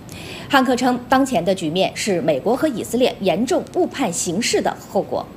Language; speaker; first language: Chinese; native; Chinese